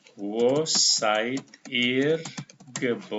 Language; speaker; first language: German; non-native, fluent; Indonesian